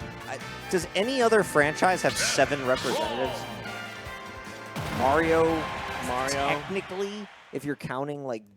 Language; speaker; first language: English; native; English